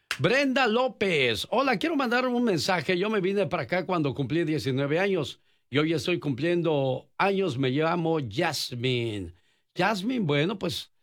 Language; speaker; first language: Spanish; native; Spanish